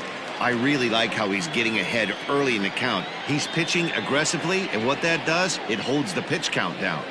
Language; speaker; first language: English; native; English